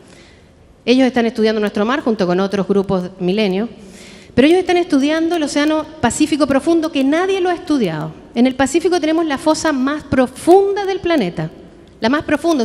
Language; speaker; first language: Spanish; native; Spanish